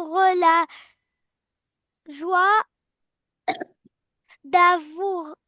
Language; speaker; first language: French; non-native, learner; Arabic